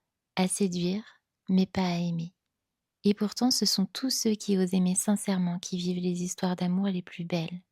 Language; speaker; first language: French; native; French